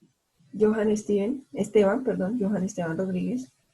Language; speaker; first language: Spanish; native; Spanish